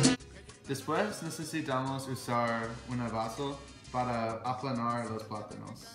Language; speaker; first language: Spanish; non-native, learner; English